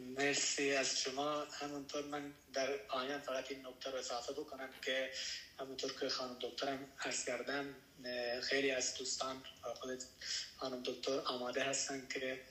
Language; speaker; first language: Persian; non-native, local second language; Baluchi